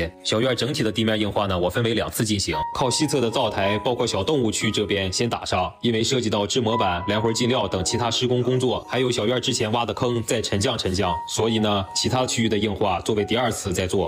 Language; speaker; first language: Chinese; native; Chinese